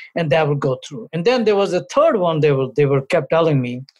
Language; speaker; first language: English; non-native, local second language; Punjabi